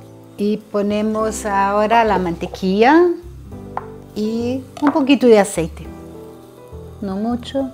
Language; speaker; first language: Spanish; non-native, fluent; Portuguese